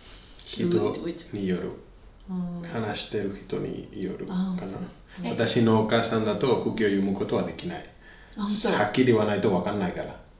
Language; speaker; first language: Japanese; non-native, fluent; Spanish